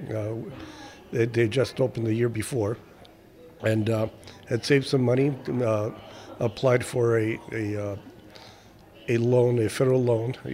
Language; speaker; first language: English; early bilingual, other home language; Spanish